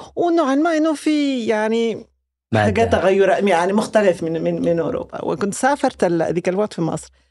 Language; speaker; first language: Arabic; non-native, fluent; French